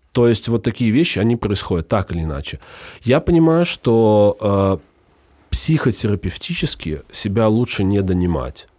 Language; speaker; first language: Russian; native; Russian